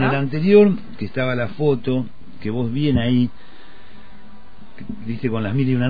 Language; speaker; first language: Spanish; native; Spanish